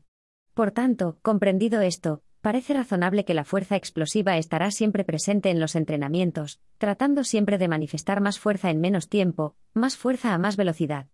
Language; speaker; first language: Spanish; native; Spanish